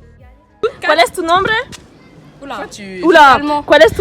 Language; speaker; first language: Spanish; non-native, learner; French